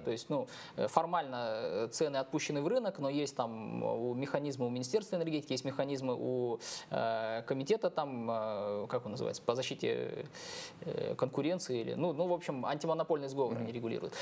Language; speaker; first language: Russian; native; Russian